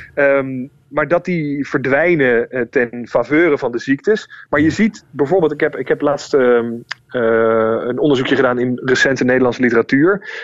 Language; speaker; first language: Dutch; native; Dutch